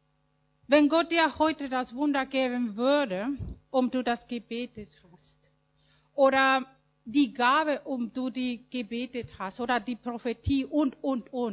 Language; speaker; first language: German; non-native, fluent; Spanish